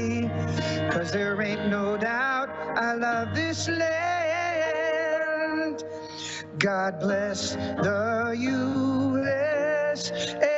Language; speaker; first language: English; native; English